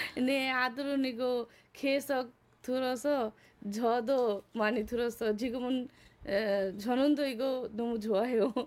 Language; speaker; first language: Korean; non-native, learner; Bangla